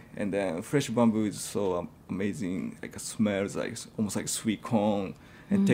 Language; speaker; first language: English; non-native, fluent; Japanese